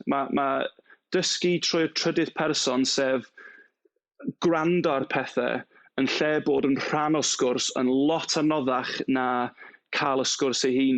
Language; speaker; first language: Welsh; non-native, local second language; English